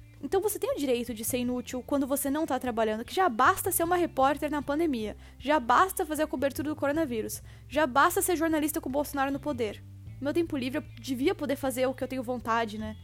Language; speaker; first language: Portuguese; native; Portuguese